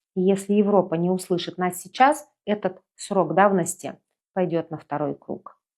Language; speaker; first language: Russian; native; Russian